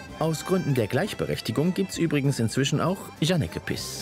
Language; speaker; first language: German; native; German